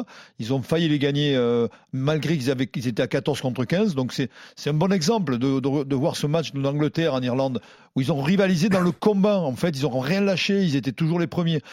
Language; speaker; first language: French; native; French